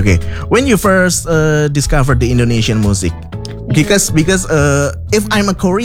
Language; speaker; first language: English; non-native, fluent; Indonesian